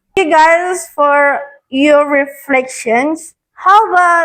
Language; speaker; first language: English; non-native, learner; Indonesian